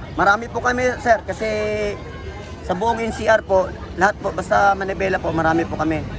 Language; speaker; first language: Filipino; native; Filipino